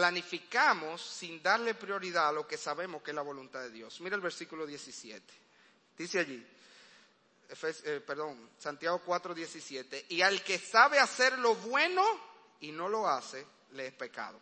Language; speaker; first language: Spanish; native; Spanish